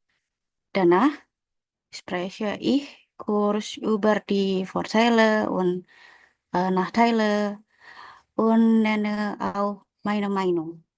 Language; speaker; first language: German; non-native, learner; Indonesian